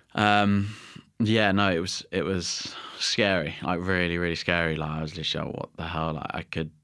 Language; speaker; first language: English; native; English